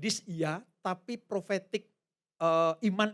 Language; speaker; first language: Indonesian; native; Indonesian